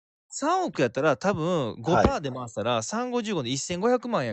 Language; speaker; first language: Japanese; native; Japanese